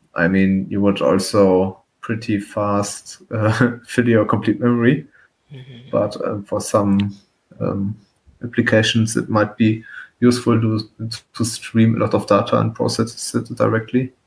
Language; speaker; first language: English; non-native, fluent; German